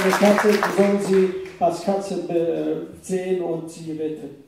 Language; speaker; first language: German; non-native, fluent; Arabic